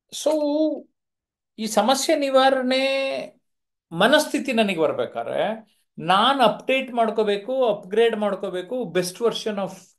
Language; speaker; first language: Kannada; native; Kannada